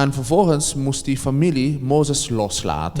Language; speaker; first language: Dutch; native; Dutch